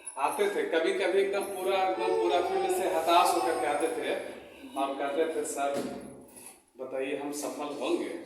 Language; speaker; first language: Hindi; native; Hindi